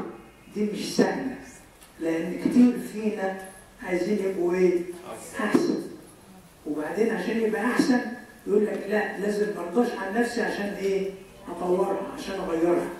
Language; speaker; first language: Arabic; native; Arabic